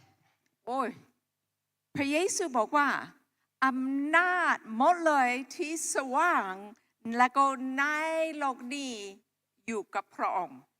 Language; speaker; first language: Thai; non-native, local second language; Akha